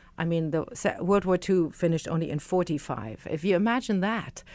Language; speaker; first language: English; non-native, fluent; German